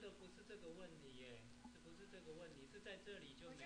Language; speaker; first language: Chinese; native; Chinese